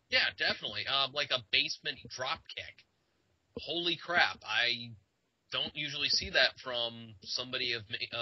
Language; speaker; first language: English; native; English